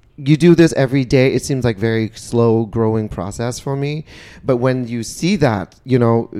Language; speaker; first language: English; non-native, fluent; Vietnamese